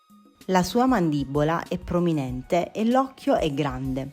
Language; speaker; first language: Italian; native; Italian